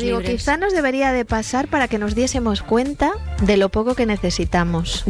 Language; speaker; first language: Spanish; native; Spanish